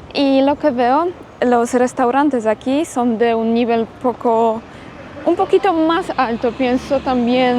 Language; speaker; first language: Spanish; non-native, fluent; Polish